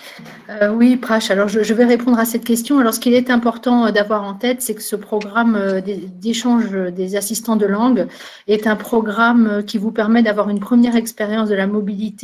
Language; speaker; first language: French; native; French